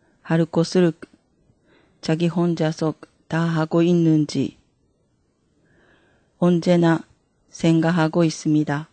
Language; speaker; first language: Korean; non-native, fluent; Japanese